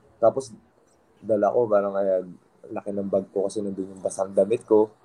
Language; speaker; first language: Filipino; non-native, local second language; Pampanga